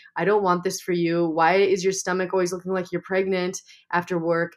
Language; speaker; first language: English; native; English